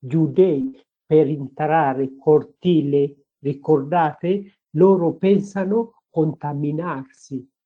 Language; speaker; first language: Italian; non-native, learner; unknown